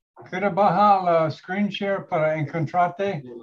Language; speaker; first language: Spanish; non-native, learner; English